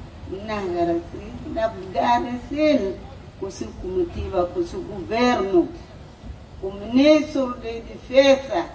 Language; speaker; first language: Portuguese; non-native, learner; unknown